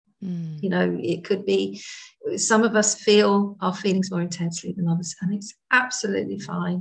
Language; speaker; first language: English; native; English